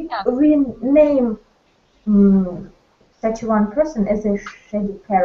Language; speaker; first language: English; non-native, learner; Russian